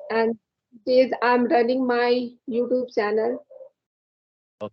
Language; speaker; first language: English; non-native, learner; Hindi